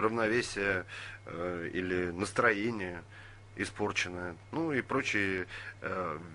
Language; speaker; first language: Russian; native; Russian